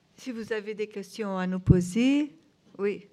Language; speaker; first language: French; non-native, fluent; Portuguese